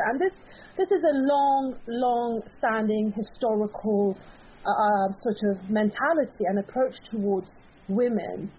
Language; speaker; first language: English; early bilingual, other home language; Persian